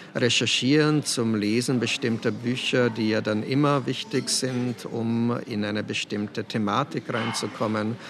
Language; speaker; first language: German; early bilingual, other home language; Czech